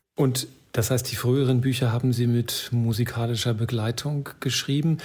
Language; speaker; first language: German; native; German